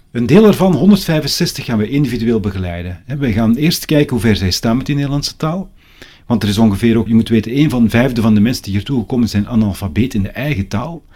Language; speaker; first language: Dutch; native; Dutch